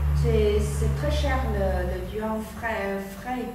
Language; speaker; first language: French; non-native, learner; Vietnamese